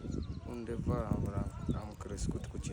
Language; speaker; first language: Romanian; non-native, learner; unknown